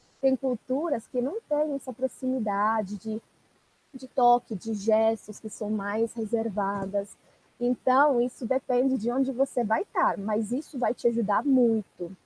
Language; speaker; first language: Portuguese; non-native, fluent; Italian